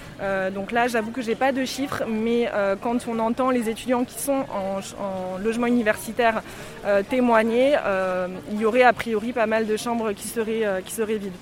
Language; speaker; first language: French; native; French